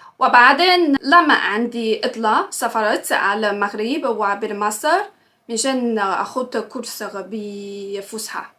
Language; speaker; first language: Arabic; non-native, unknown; Chinese